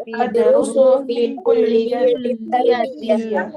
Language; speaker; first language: Arabic; non-native, learner; Indonesian